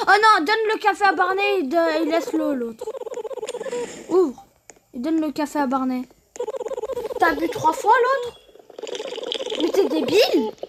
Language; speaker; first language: French; native; French